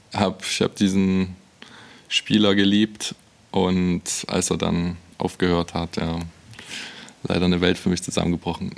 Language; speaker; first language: German; native; German